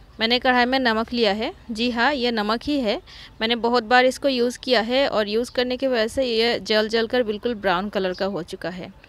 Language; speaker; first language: Hindi; non-native, local second language; Marathi